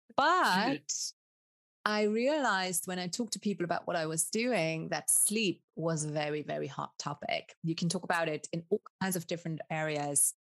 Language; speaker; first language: English; early bilingual, other home language; Spanish